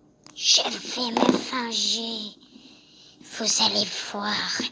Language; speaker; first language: French; native; French